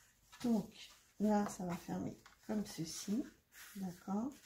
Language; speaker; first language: French; native; French